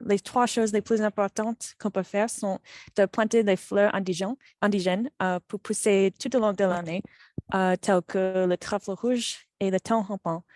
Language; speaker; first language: French; non-native, fluent; English